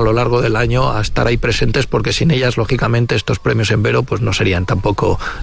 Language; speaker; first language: Spanish; native; Spanish